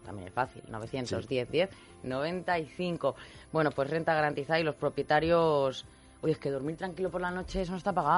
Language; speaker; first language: Spanish; native; Spanish